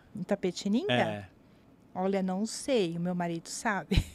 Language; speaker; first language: Portuguese; native; Portuguese